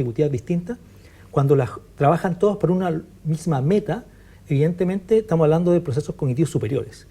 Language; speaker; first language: Spanish; native; Spanish